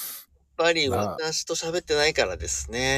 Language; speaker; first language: Japanese; native; Japanese